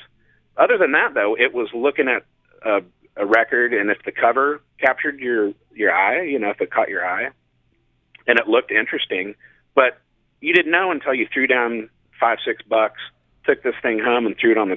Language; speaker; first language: English; native; English